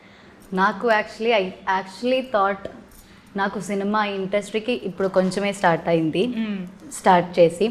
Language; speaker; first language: Telugu; non-native, learner; Malayalam